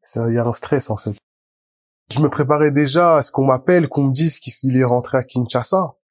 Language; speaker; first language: French; native; French